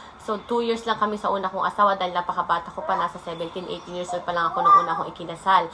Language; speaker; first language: Filipino; native; Filipino